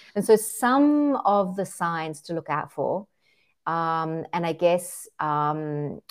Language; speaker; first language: English; native; English